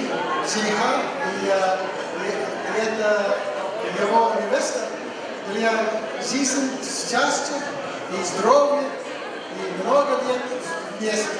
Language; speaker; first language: Russian; non-native, learner; English